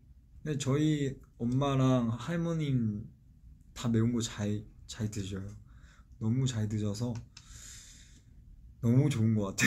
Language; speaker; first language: Korean; non-native, fluent; Chinese